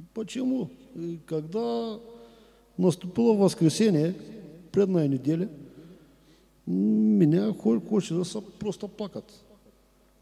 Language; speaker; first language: Russian; non-native, learner; Bulgarian